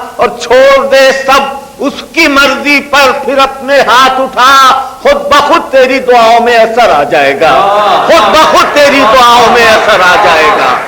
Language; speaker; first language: Urdu; native; Urdu